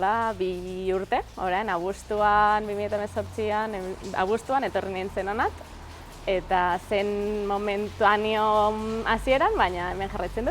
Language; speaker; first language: Basque; non-native, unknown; Catalan